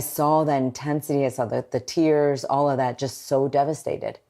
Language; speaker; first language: English; native; English